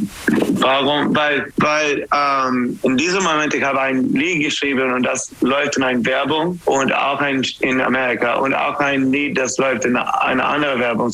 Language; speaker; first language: German; non-native, learner; English